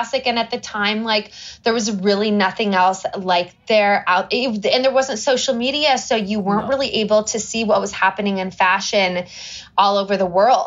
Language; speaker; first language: English; native; English